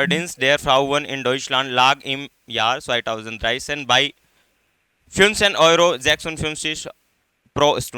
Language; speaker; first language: German; non-native, fluent; Hindi